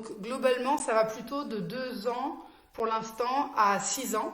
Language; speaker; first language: French; native; French